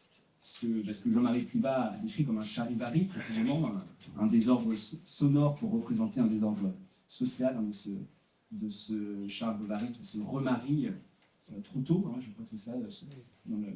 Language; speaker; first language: French; native; French